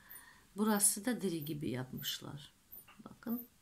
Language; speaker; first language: Turkish; non-native, fluent; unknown